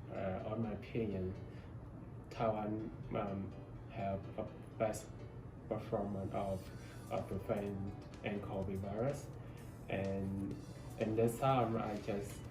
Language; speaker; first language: English; non-native, learner; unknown